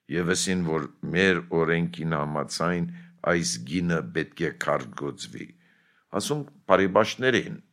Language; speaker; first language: Armenian; early bilingual, heritage; Armenian